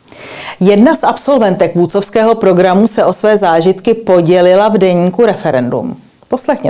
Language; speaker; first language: Czech; native; Czech